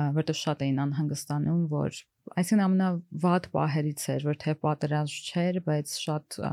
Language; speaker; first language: Armenian; early bilingual, heritage; Armenian